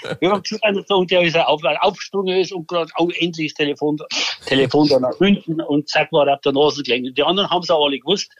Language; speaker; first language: German; native; German